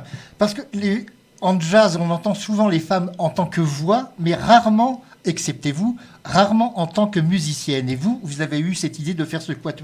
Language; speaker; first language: French; native; French